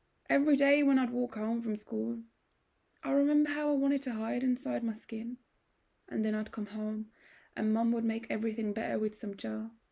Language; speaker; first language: English; early bilingual, other home language; Punjabi